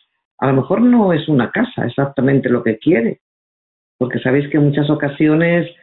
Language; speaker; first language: Spanish; native; Spanish